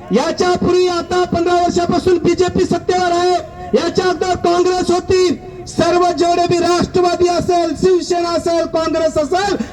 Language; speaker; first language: Marathi; non-native, local second language; Lambadi